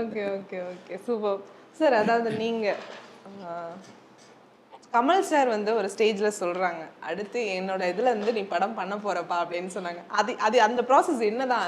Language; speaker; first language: Tamil; native; Tamil